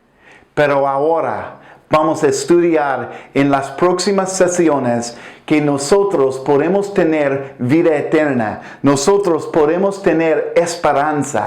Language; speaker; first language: Spanish; non-native, fluent; English